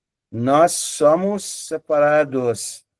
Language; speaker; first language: Portuguese; non-native, fluent; Persian